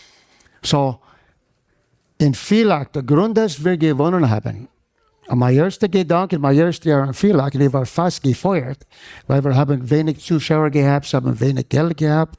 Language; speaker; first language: German; non-native, fluent; English